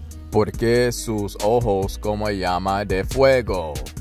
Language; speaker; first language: Spanish; non-native, learner; English